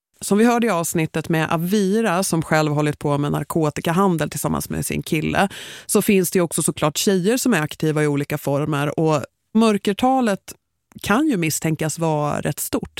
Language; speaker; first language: Swedish; native; Swedish